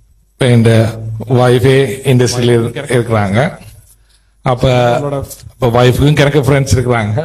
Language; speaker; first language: Tamil; native; Tamil